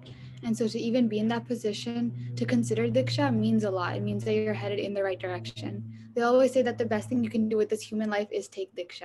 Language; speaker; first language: English; early bilingual, other home language; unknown